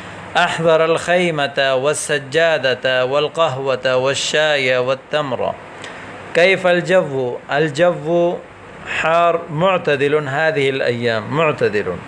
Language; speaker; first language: Arabic; non-native, fluent; Urdu